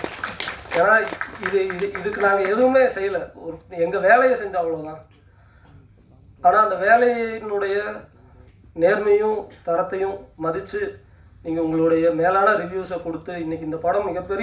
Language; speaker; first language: Tamil; native; Tamil